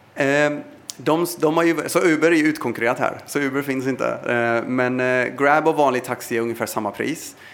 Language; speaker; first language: Swedish; early bilingual, other home language; Persian